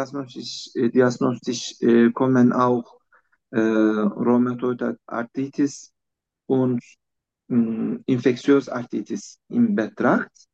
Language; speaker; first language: German; non-native, learner; Turkish